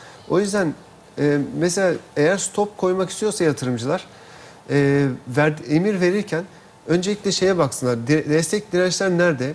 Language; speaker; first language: Turkish; native; Turkish